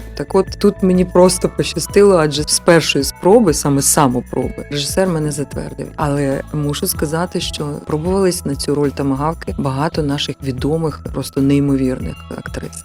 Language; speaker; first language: Ukrainian; native; Ukrainian